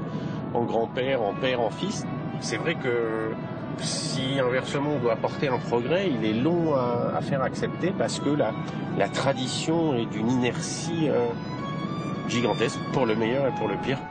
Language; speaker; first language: French; native; French